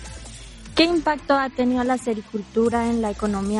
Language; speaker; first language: Spanish; native; Spanish